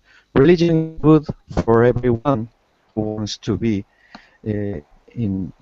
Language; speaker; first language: English; non-native, learner; Spanish